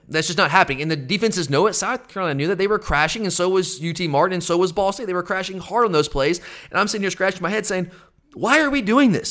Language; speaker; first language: English; native; English